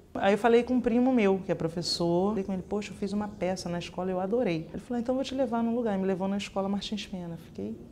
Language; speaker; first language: Portuguese; native; Portuguese